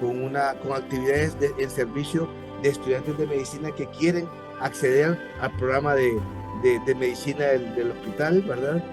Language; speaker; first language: Spanish; native; Spanish